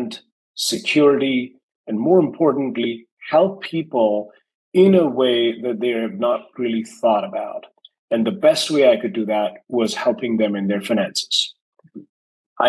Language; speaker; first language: English; non-native, local second language; Hindi